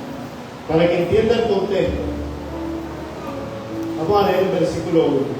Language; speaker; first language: Spanish; native; Spanish